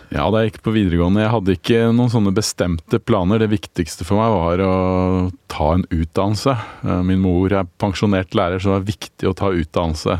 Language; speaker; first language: Norwegian; native; Norwegian